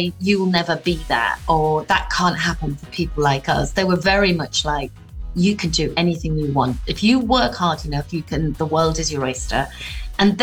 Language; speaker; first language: English; native; English